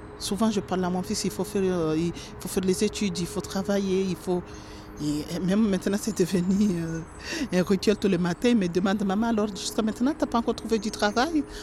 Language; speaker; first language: French; non-native, local second language; Ngazidja Comorian